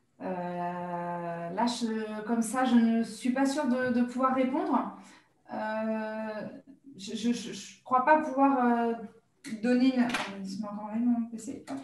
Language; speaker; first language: French; native; French